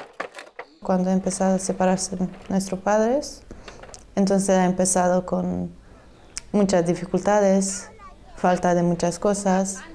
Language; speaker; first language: Spanish; non-native, fluent; Romanian